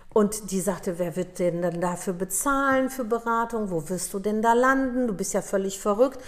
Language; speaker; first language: German; early bilingual, other home language; Polish